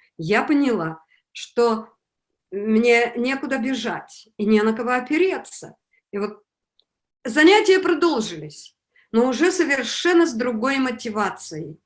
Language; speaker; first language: Russian; native; Russian